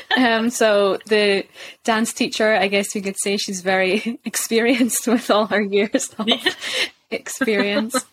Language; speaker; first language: English; native; English